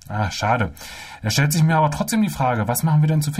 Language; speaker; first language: German; native; German